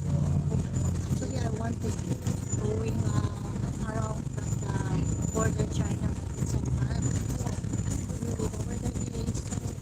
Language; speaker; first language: English; non-native, local second language; Filipino